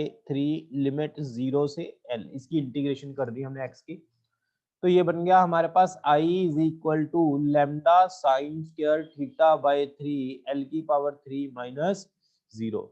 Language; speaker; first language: Hindi; native; Hindi